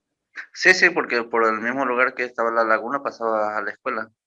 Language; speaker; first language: Spanish; native; Spanish